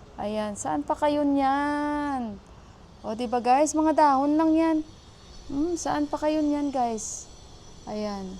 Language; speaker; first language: Filipino; native; Filipino